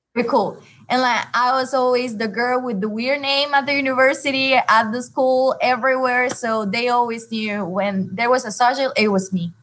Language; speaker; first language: English; non-native, fluent; Spanish